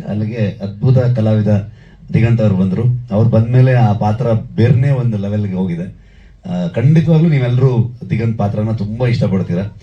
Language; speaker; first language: Kannada; native; Kannada